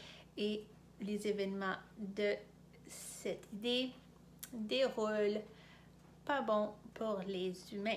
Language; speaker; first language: French; non-native, fluent; English